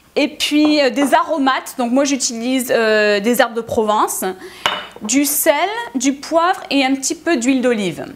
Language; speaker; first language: French; native; French